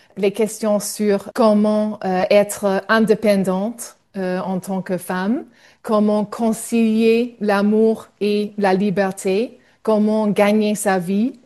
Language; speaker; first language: French; non-native, fluent; English